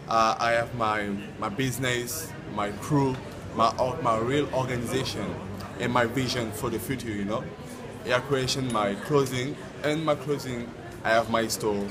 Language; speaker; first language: English; non-native, learner; French